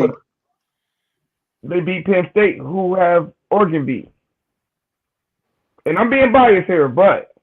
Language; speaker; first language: English; native; English